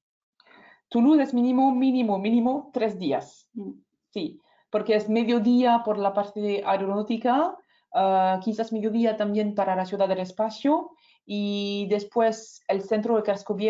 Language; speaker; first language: Spanish; non-native, fluent; French